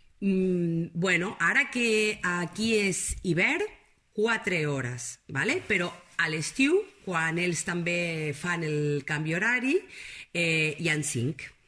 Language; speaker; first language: Catalan; non-native, fluent; Spanish